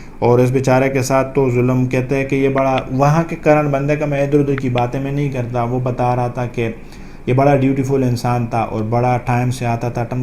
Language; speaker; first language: Urdu; non-native, local second language; Pashto